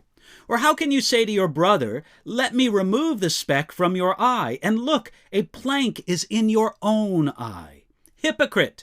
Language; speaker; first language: English; native; English